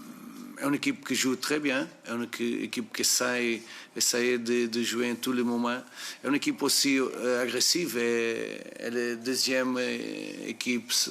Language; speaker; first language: French; non-native, fluent; Portuguese